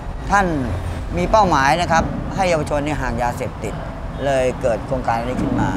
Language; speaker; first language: Thai; native; Thai